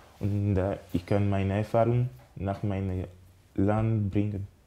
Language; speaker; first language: German; non-native, learner; French